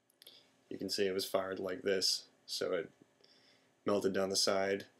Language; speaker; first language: English; native; English